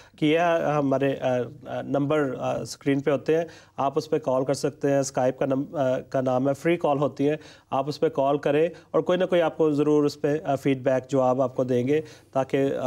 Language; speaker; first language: Urdu; non-native, local second language; Punjabi